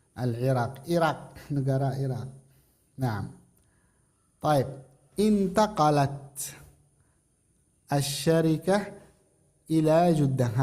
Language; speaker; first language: Arabic; non-native, fluent; Indonesian